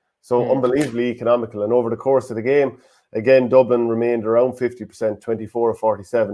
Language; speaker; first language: English; native; English